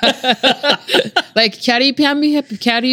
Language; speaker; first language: English; non-native, fluent; Japanese